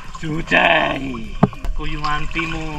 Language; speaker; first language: Filipino; non-native, learner; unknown